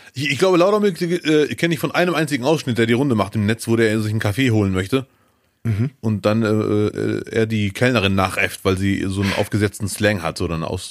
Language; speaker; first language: German; early bilingual, other home language; Arabic